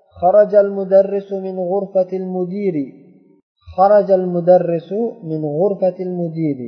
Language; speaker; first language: Arabic; non-native, fluent; Uzbek